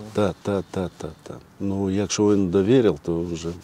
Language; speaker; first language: Ukrainian; non-native, learner; Russian